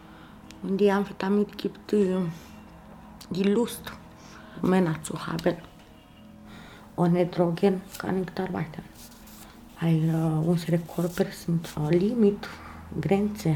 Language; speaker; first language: German; non-native, learner; Romanian